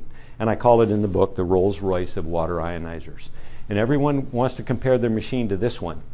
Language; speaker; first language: English; native; English